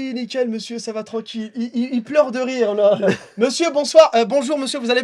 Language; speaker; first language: French; native; French